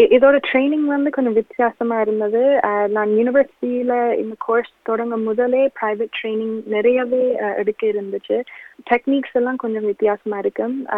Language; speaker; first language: Tamil; early bilingual, heritage; Tamil